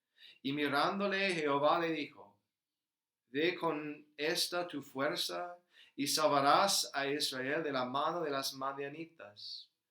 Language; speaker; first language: Spanish; non-native, fluent; English